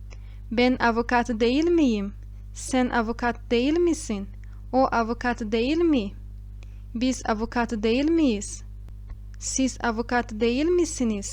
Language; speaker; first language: Turkish; non-native, fluent; Portuguese